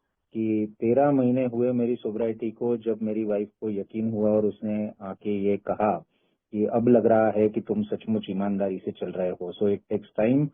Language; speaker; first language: Hindi; native; Hindi